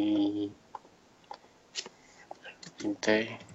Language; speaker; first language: English; non-native, learner; Chinese